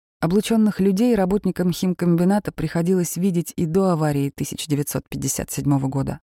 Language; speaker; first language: Russian; native; Russian